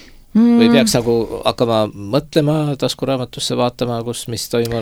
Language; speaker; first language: Estonian; native; Estonian